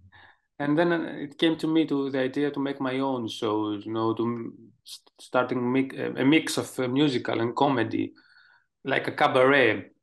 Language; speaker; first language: English; non-native, fluent; Greek